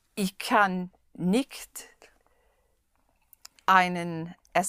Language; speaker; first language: German; non-native, learner; English